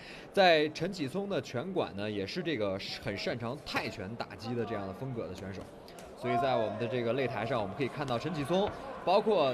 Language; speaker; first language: Chinese; native; Chinese